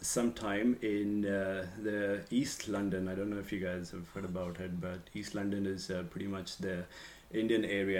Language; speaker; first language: English; non-native, local second language; Marathi